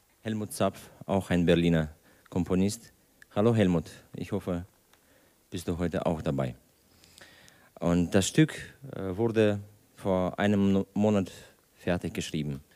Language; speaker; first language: German; non-native, fluent; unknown